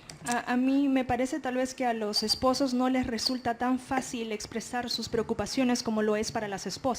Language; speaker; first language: Spanish; native; Spanish